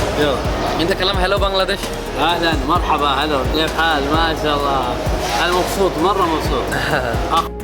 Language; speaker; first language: Arabic; non-native, learner; Bangla